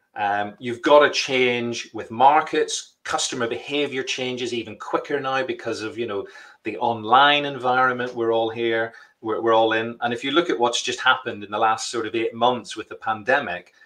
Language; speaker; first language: English; native; English